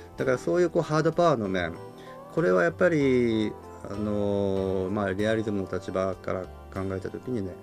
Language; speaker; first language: Japanese; native; Japanese